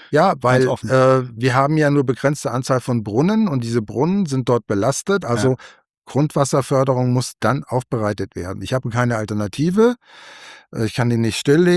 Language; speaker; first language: German; native; German